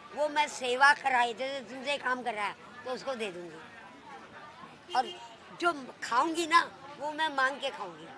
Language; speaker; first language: Hindi; native; Hindi